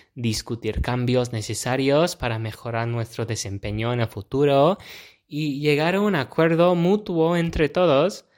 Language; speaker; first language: Spanish; non-native, fluent; English